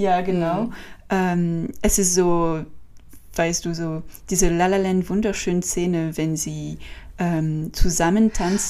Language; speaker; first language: German; non-native, learner; French